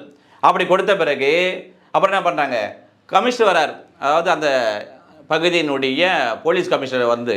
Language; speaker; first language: Tamil; native; Tamil